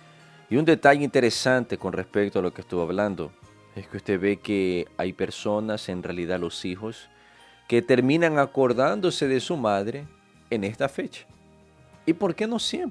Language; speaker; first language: Spanish; non-native, fluent; Portuguese